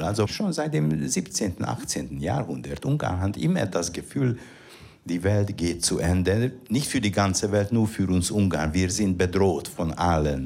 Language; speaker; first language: German; non-native, fluent; Hungarian